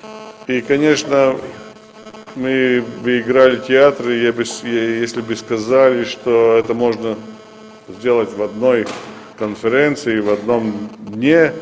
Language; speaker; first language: Russian; native; Russian